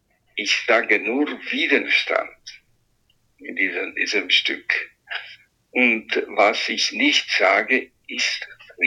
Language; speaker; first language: German; non-native, local second language; Italian